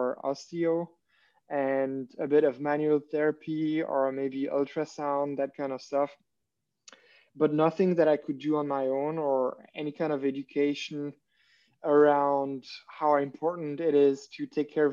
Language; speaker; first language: English; non-native, fluent; French